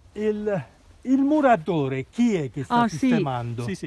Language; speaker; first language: Italian; non-native, learner; English